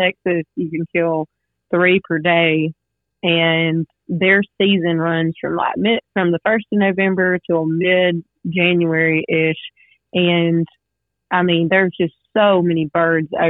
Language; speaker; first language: English; native; English